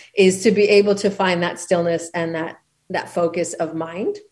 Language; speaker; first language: English; native; English